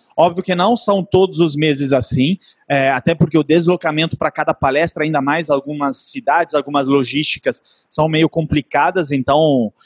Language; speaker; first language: Portuguese; non-native, fluent; Italian